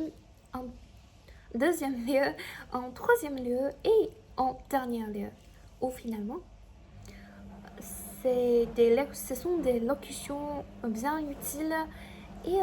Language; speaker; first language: French; non-native, learner; Chinese